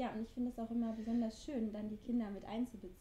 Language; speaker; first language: German; native; German